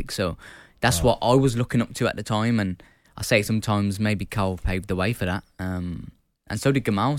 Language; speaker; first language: English; native; English